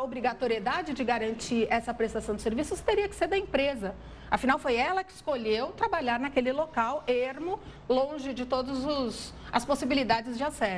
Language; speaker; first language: Portuguese; native; Portuguese